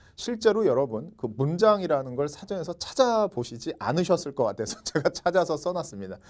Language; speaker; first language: Korean; native; Korean